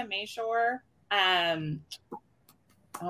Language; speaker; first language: English; native; English